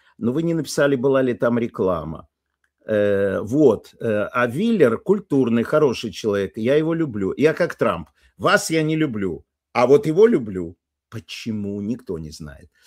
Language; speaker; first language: Russian; native; Russian